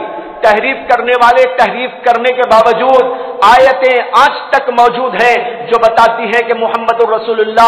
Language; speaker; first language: Urdu; native; Urdu